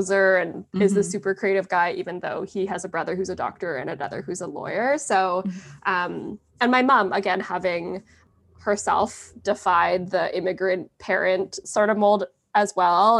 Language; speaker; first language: English; native; English